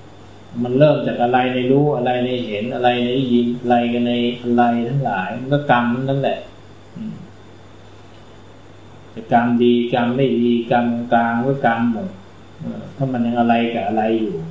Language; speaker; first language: Thai; native; Thai